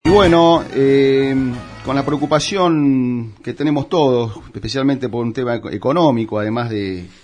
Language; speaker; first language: Spanish; native; Spanish